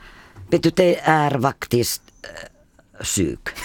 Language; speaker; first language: Swedish; non-native, fluent; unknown